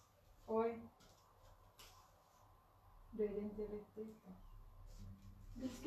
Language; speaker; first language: Swedish; non-native, learner; Cebuano